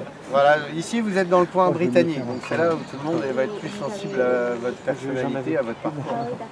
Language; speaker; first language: French; native; French